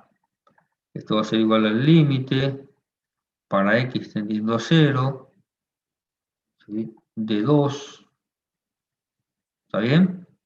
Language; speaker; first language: Spanish; native; Spanish